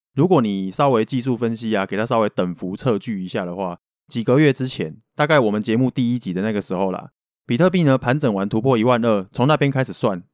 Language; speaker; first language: Chinese; non-native, local second language; Min Nan Chinese